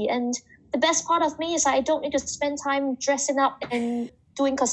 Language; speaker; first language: English; non-native, local second language; Cantonese